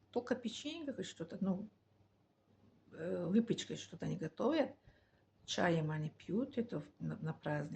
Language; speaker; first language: Russian; non-native, learner; Tajik